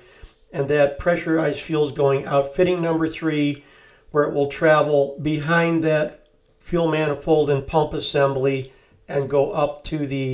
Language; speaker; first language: English; native; English